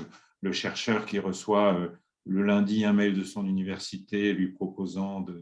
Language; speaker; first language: French; native; French